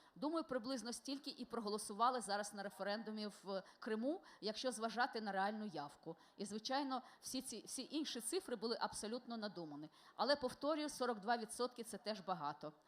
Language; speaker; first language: Ukrainian; non-native, local second language; Russian